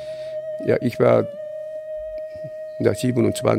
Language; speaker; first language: German; non-native, learner; Korean